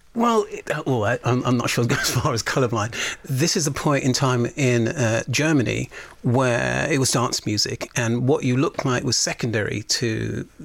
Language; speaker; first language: English; native; English